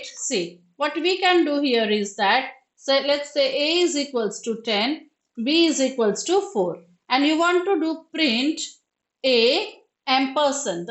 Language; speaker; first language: English; non-native, local second language; Hindi